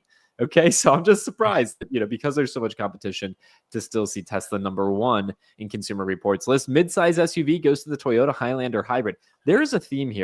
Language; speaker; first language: English; native; English